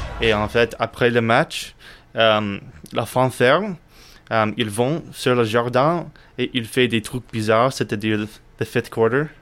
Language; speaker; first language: French; non-native, learner; English